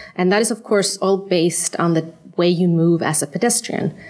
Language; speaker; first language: English; non-native, fluent; Swedish